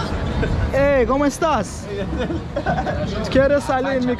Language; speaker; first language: Spanish; non-native, learner; English